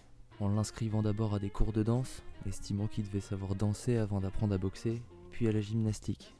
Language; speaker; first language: French; native; French